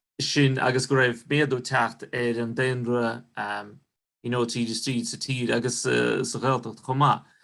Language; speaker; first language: Irish; non-native, fluent; Russian